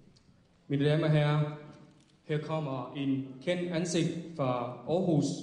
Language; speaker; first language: Danish; non-native, fluent; Vietnamese